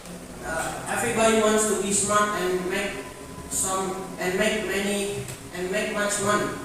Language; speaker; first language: English; non-native, learner; Indonesian